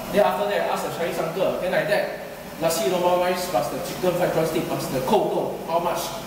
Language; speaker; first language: English; non-native, local second language; Chinese